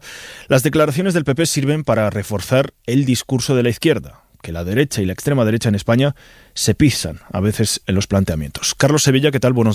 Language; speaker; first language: Spanish; native; Spanish